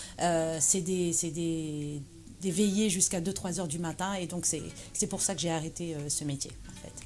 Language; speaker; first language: French; early bilingual, other home language; Arabic